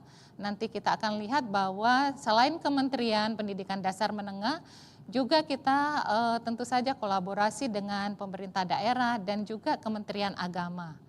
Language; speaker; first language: Indonesian; native; Indonesian